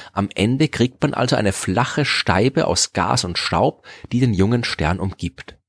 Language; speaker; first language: German; native; German